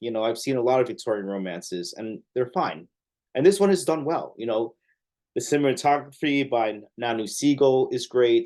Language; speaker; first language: English; native; English